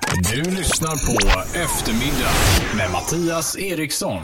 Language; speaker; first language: Swedish; native; Swedish